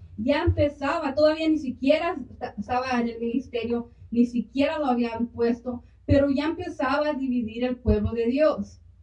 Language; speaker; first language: Spanish; early bilingual, heritage; Spanish